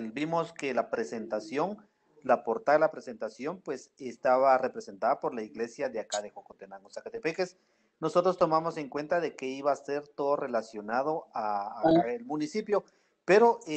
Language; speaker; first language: Spanish; native; Spanish